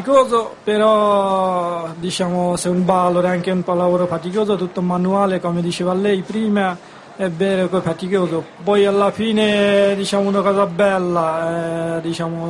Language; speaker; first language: Italian; non-native, learner; Bangla